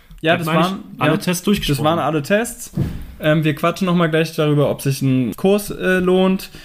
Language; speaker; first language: German; native; German